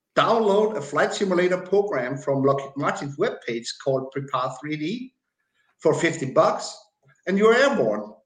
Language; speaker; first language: English; non-native, fluent; Danish